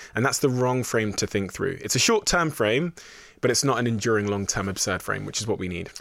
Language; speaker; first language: English; native; English